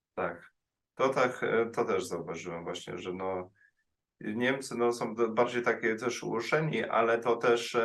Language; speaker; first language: Polish; native; Polish